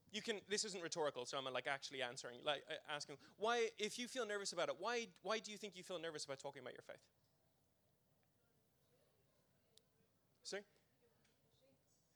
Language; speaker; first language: English; native; English